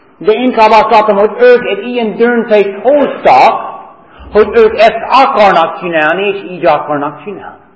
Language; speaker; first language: Hungarian; non-native, fluent; English